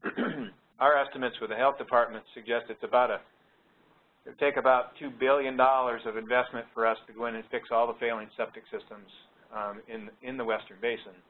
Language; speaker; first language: English; native; English